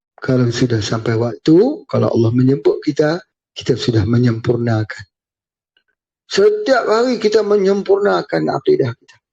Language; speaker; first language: Malay; native; Malay